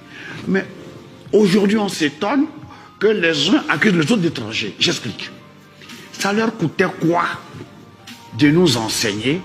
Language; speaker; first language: French; non-native, local second language; Dyula